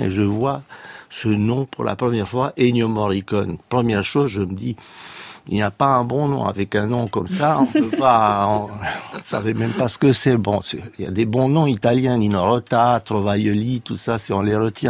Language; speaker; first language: French; non-native, fluent; Romanian